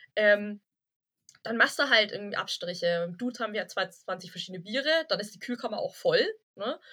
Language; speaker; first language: German; early bilingual, other home language; Vietnamese